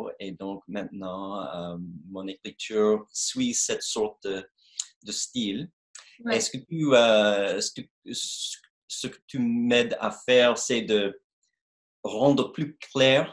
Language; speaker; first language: French; non-native, fluent; English